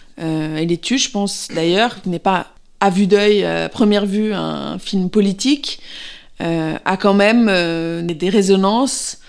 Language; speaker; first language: French; native; French